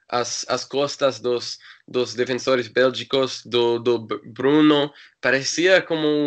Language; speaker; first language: Portuguese; non-native, learner; English